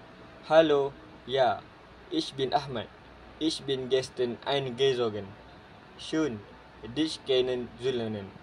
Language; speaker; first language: German; non-native, learner; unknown